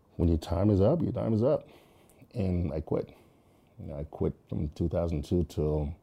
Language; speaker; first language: English; early bilingual, other home language; Jamaican Creole English